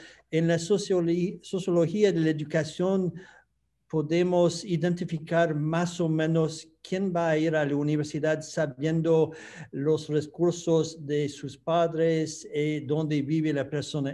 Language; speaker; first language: Spanish; non-native, fluent; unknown